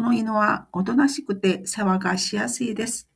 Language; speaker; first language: Japanese; non-native, fluent; Korean